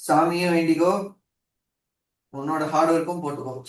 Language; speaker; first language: Tamil; native; Tamil